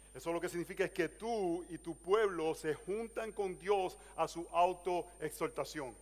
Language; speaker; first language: English; native; English